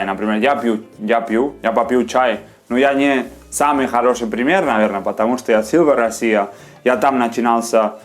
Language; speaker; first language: Russian; non-native, learner; Spanish